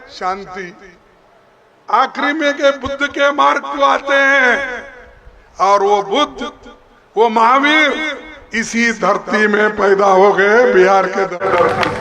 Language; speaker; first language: Hindi; non-native, local second language; Kannada